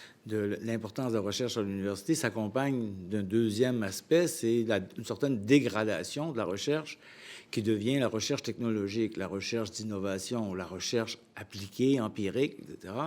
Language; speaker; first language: French; native; French